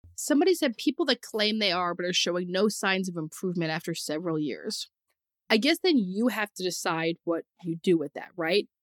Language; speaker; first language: English; native; English